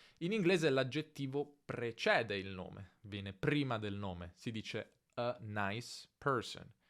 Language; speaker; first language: Italian; native; Italian